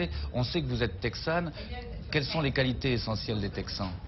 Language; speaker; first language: French; native; French